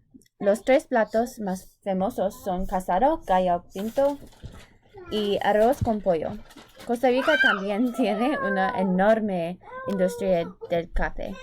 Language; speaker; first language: Spanish; non-native, learner; English